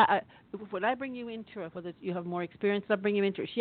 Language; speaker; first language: English; native; English